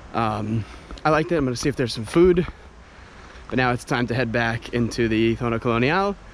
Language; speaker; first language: English; native; English